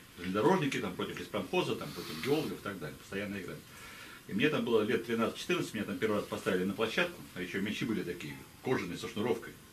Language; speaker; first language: Russian; native; Russian